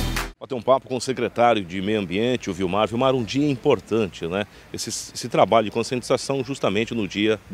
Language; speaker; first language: Portuguese; native; Portuguese